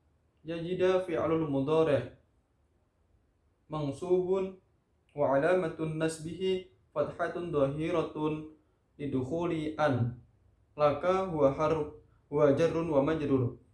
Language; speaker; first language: Arabic; non-native, learner; Indonesian